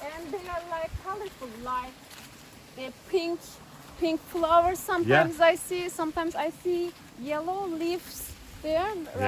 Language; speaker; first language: English; non-native, learner; Turkish